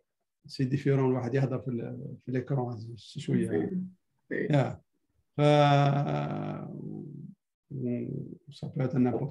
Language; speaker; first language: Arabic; native; Arabic